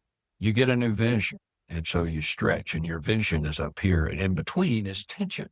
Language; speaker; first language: English; native; English